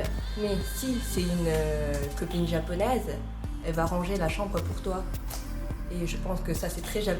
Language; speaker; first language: French; non-native, fluent; Japanese